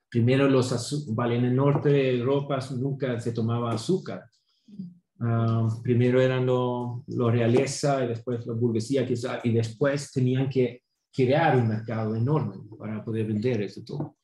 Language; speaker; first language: Spanish; non-native, fluent; Swedish